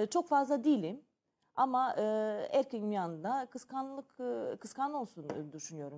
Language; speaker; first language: Turkish; non-native, learner; Serbian